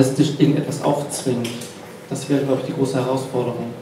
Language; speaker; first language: German; native; German